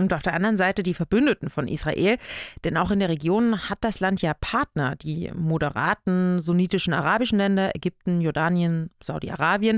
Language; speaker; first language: German; native; German